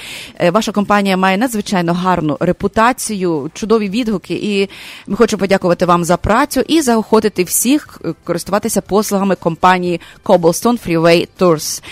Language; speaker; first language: Ukrainian; native; Ukrainian